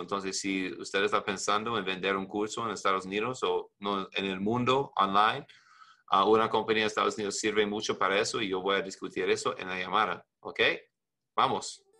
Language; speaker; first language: Spanish; non-native, learner; English